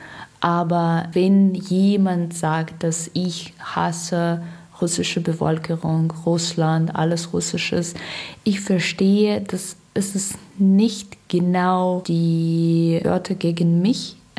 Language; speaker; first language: German; non-native, learner; Russian